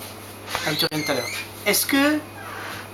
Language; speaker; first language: French; native; French